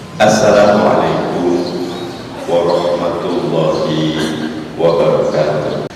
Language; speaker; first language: Indonesian; native; Indonesian